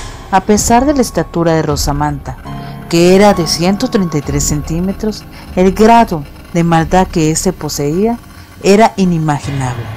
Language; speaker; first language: Spanish; native; Spanish